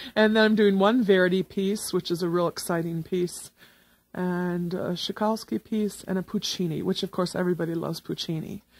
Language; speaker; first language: English; native; English